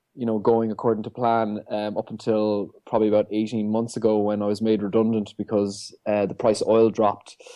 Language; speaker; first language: English; native; English